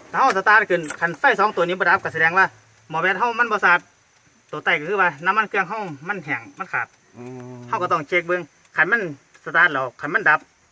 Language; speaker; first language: Thai; non-native, local second language; Northeastern Thai